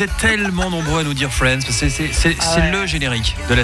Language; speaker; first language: French; native; French